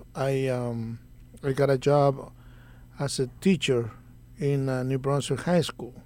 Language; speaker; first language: English; non-native, fluent; Spanish